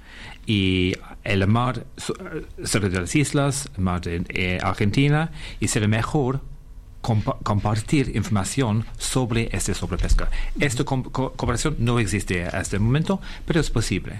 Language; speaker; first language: Spanish; non-native, fluent; English